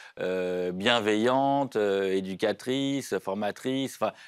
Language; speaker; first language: French; native; French